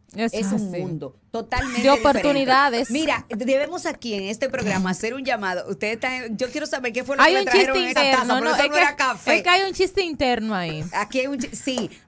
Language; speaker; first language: Spanish; native; Spanish